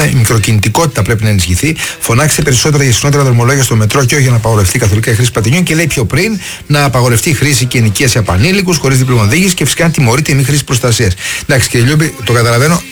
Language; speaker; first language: Greek; native; Greek